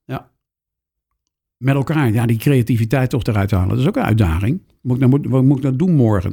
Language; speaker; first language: Dutch; native; Dutch